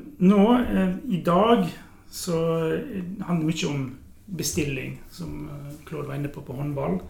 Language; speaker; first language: Norwegian; native; Norwegian